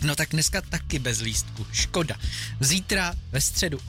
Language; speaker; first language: Czech; native; Czech